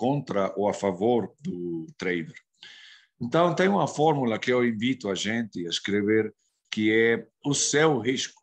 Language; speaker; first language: Portuguese; non-native, fluent; Spanish